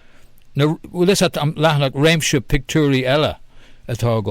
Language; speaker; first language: Irish; non-native, local second language; English